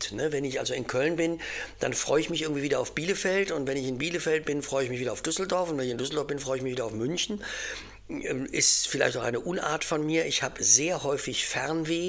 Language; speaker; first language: German; native; German